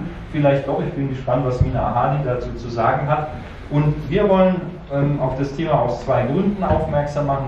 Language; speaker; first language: German; native; German